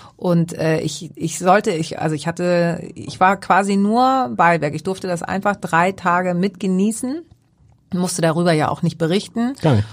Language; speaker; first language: German; early bilingual, other home language; Greek